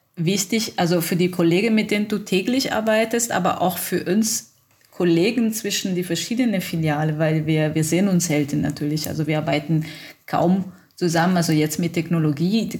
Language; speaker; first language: German; non-native, fluent; Italian